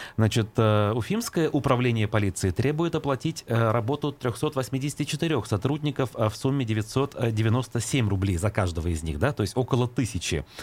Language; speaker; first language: Russian; native; Russian